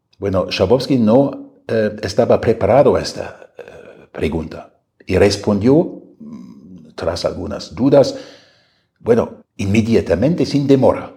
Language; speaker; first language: Spanish; non-native, fluent; German